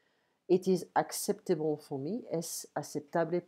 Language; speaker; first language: Spanish; non-native, learner; French